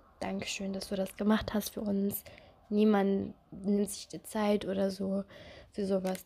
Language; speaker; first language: German; non-native, fluent; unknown